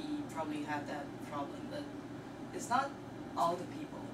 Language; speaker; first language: English; non-native, learner; Chinese